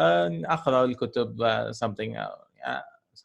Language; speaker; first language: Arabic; non-native, fluent; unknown